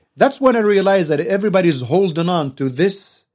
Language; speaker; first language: English; non-native, fluent; Arabic